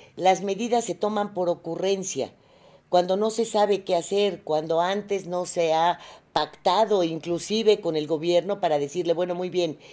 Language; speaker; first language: Spanish; native; Spanish